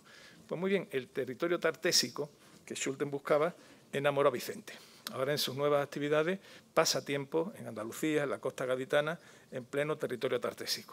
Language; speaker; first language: Spanish; native; Spanish